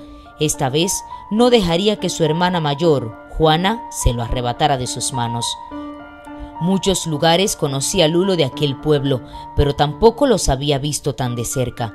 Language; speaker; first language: Spanish; native; Spanish